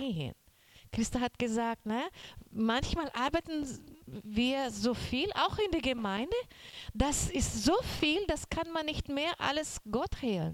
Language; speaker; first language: German; non-native, learner; Portuguese